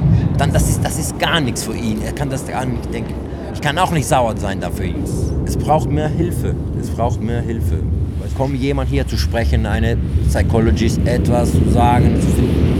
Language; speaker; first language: German; non-native, learner; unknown